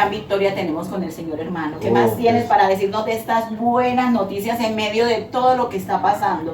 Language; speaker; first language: Spanish; native; Spanish